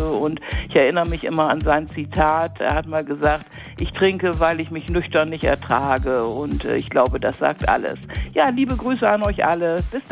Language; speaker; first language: German; native; German